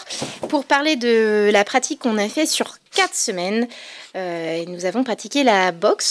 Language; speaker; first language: French; native; French